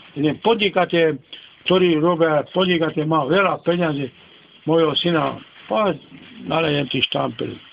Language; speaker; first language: Slovak; non-native, local second language; Hungarian